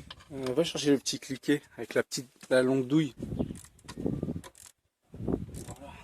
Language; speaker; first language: French; native; French